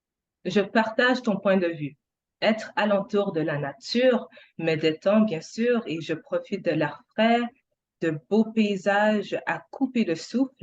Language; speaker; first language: French; non-native, fluent; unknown